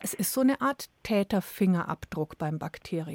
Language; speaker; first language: German; native; German